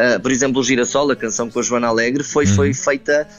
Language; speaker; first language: Portuguese; native; Portuguese